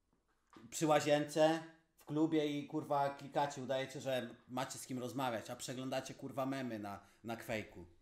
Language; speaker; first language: Polish; native; Polish